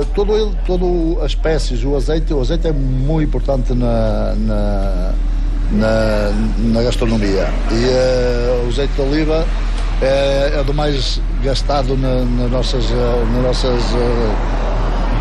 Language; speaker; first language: Spanish; non-native, learner; Portuguese